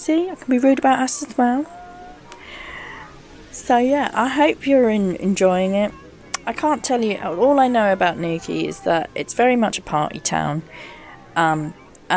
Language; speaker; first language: English; native; English